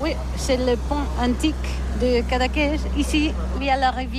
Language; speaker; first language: French; non-native, learner; Catalan